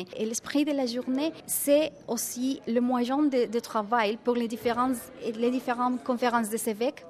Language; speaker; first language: French; non-native, fluent; Spanish